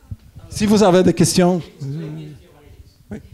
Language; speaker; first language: French; non-native, fluent; Polish